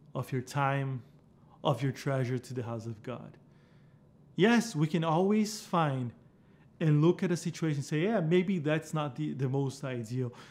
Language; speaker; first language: English; non-native, fluent; Portuguese